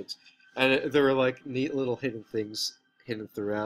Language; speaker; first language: English; native; English